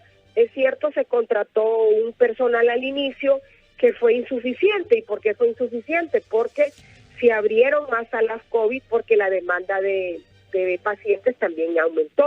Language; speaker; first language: Spanish; native; Spanish